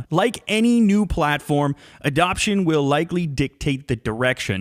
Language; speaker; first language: English; native; English